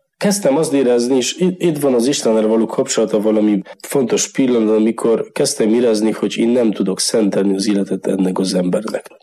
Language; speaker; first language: Hungarian; non-native, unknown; Polish